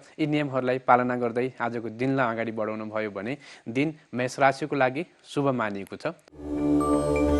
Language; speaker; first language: Nepali; native; Nepali